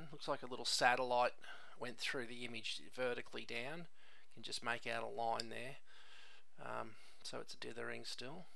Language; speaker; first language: English; native; English